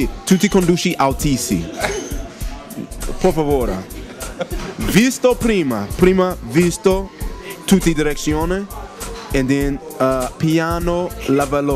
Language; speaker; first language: Italian; non-native, learner; English